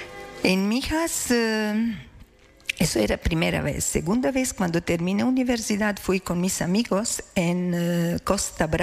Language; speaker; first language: Spanish; non-native, learner; Croatian